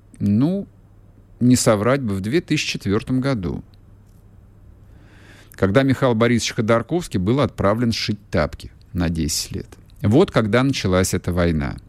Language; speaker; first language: Russian; native; Russian